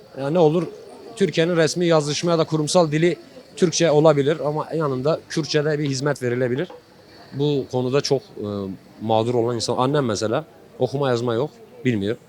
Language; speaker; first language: Turkish; non-native, local second language; Kurdish